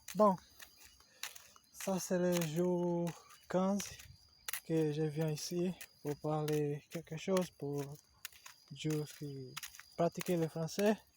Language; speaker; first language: French; non-native, learner; Portuguese